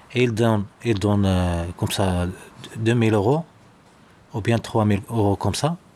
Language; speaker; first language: French; non-native, local second language; Arabic